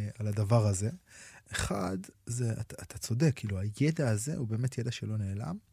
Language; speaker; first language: Hebrew; native; Hebrew